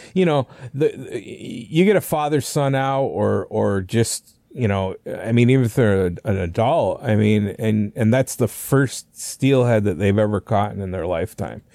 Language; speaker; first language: English; native; English